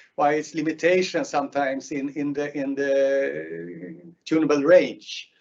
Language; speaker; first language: English; non-native, fluent; Swedish